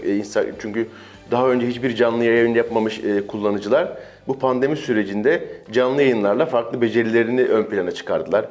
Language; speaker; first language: Turkish; native; Turkish